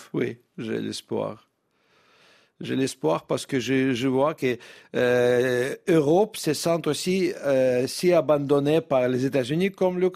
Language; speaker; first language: French; non-native, fluent; Russian